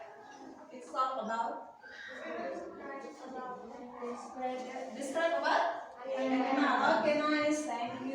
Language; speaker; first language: English; non-native, learner; Indonesian